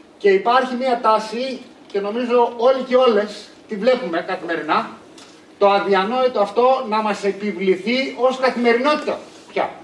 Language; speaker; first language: Greek; native; Greek